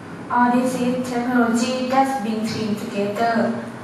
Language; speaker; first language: English; non-native, learner; Thai